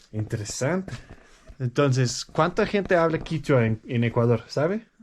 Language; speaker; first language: Spanish; non-native, learner; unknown